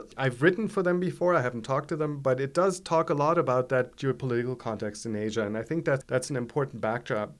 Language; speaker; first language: English; non-native, fluent; German